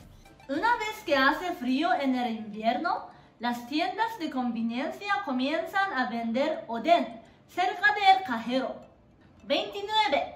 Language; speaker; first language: Spanish; non-native, fluent; Japanese